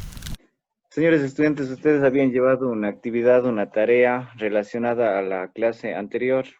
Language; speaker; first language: Spanish; native; Spanish